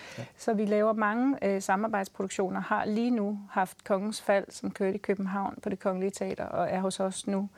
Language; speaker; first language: Danish; native; Danish